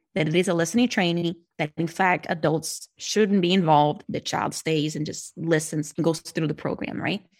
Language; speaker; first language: English; non-native, fluent; Portuguese